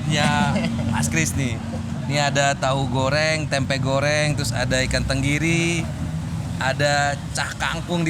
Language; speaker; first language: Indonesian; native; Indonesian